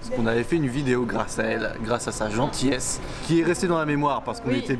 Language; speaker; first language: French; native; French